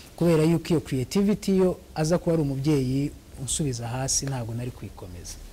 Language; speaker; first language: Kinyarwanda; early bilingual, heritage; Kinyarwanda